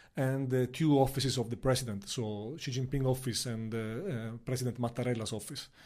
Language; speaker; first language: English; non-native, fluent; Italian